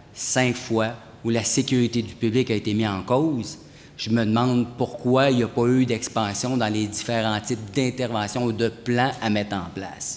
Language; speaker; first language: French; native; French